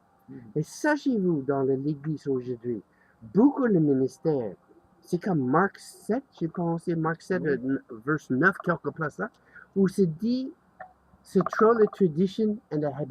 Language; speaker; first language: French; non-native, learner; English